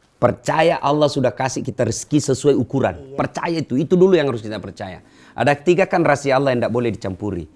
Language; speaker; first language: Indonesian; native; Indonesian